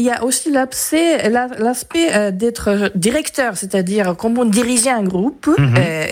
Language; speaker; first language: French; non-native, fluent; Japanese